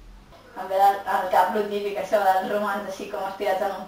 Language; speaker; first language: Catalan; native; Catalan